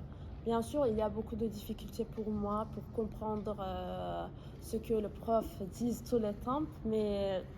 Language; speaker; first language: French; non-native, fluent; Azerbaijani